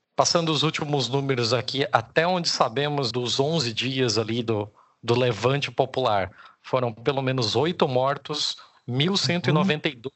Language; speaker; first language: Portuguese; native; Portuguese